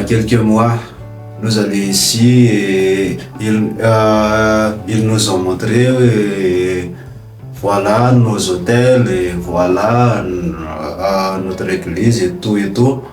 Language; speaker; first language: French; non-native, local second language; Malagasy